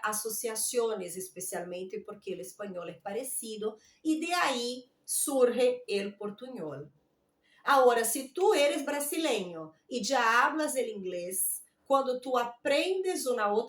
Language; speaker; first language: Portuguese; non-native, learner; Spanish